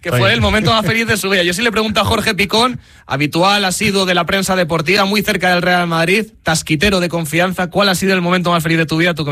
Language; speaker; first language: Spanish; native; Spanish